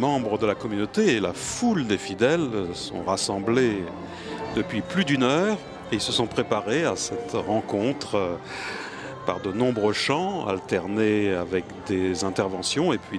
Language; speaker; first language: French; native; French